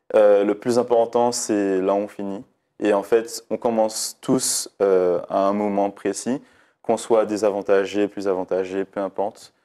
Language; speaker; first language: French; native; French